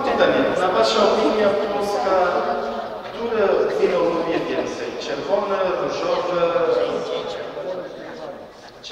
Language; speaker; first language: Polish; non-native, learner; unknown